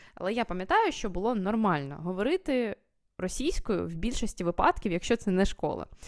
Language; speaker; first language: Ukrainian; native; Ukrainian